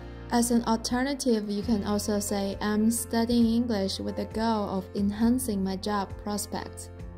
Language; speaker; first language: English; non-native, fluent; Chinese